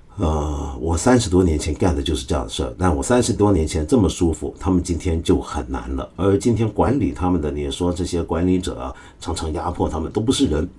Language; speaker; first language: Chinese; early bilingual, other home language; Cantonese